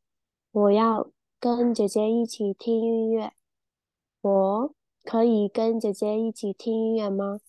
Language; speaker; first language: Chinese; non-native, learner; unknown